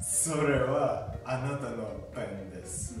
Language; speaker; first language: Japanese; non-native, learner; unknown